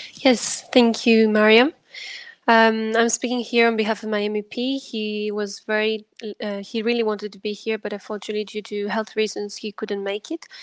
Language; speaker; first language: English; non-native, fluent; Greek